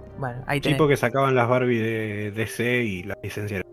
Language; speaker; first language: Spanish; native; Spanish